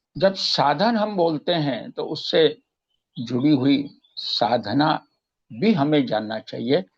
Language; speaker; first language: Hindi; non-native, local second language; Marathi